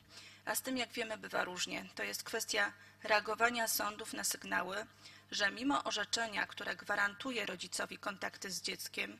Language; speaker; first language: Polish; native; Polish